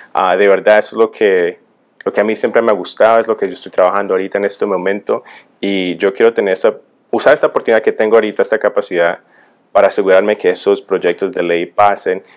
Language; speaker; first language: Spanish; early bilingual, heritage; Spanish